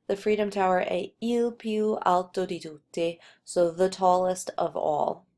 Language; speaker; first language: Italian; non-native, fluent; English